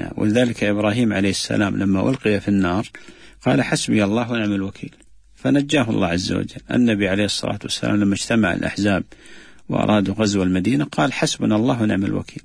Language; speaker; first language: Arabic; native; Arabic